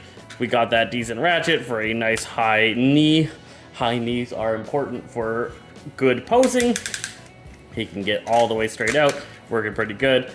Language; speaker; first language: English; native; English